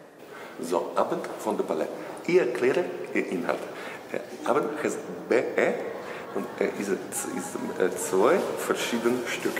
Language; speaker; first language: German; non-native, learner; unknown